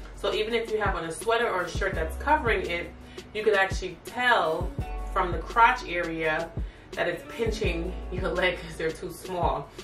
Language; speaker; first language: English; native; English